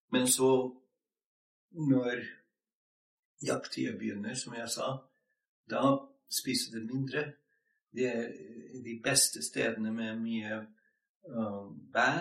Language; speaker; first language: Norwegian; non-native, fluent; English